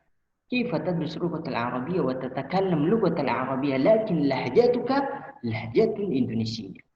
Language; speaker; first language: Arabic; non-native, fluent; Indonesian